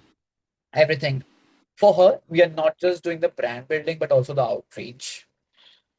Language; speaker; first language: English; non-native, local second language; Hindi